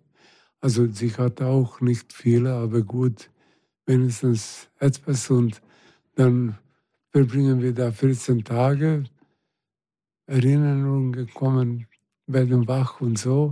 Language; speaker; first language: German; non-native, fluent; Serbian